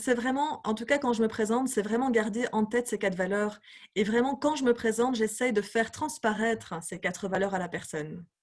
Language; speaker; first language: French; native; French